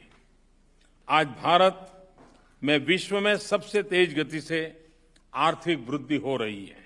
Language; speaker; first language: Hindi; non-native, local second language; Gujarati